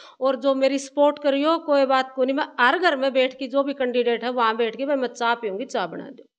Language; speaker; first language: Hindi; native; Hindi